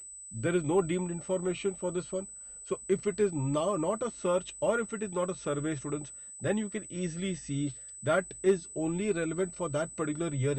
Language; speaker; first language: English; non-native, local second language; Hindi